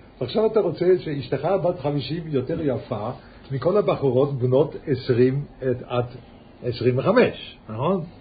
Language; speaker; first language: Hebrew; early bilingual, heritage; Yiddish